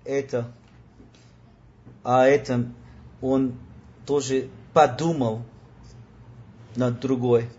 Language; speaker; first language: Russian; non-native, learner; Spanish